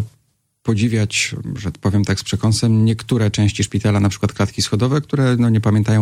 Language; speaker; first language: Polish; native; Polish